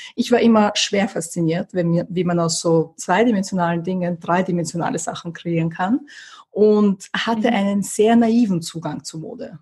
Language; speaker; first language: German; early bilingual, other home language; Russian